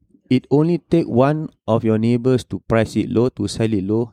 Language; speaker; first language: English; non-native, local second language; Malay